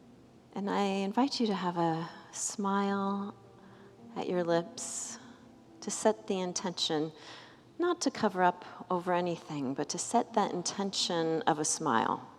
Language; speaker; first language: English; native; English